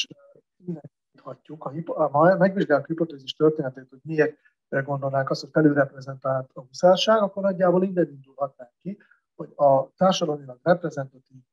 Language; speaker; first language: Hungarian; native; Hungarian